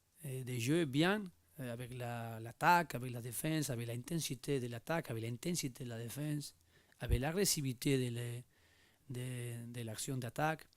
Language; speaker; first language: French; non-native, learner; Spanish